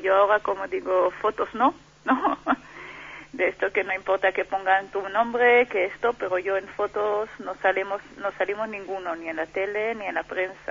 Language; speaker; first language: Spanish; non-native, fluent; Hebrew